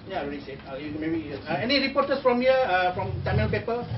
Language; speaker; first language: English; non-native, local second language; Tamil